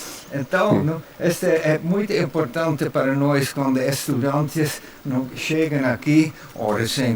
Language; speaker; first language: Portuguese; non-native, fluent; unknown